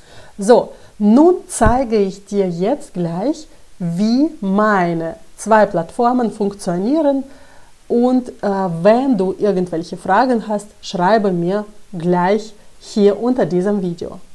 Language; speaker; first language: German; non-native, fluent; Russian